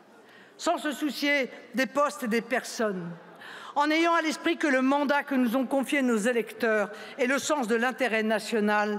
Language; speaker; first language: French; native; French